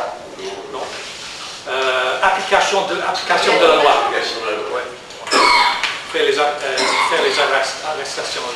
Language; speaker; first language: French; non-native, learner; English